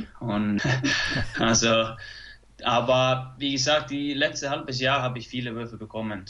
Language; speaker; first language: German; non-native, fluent; Icelandic